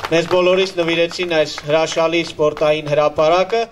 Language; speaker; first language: Armenian; native; Armenian